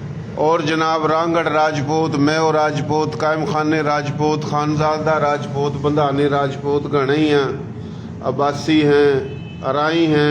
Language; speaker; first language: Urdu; non-native, local second language; Haryanvi